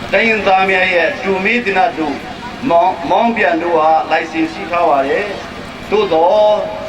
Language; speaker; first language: Burmese; non-native, local second language; Thado Chin